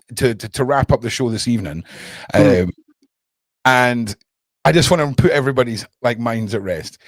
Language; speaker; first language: English; native; English